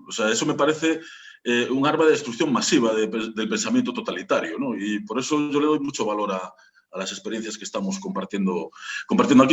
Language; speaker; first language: Spanish; native; Spanish